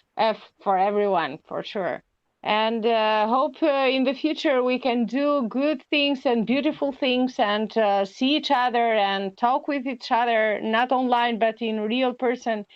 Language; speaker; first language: English; non-native, learner; Albanian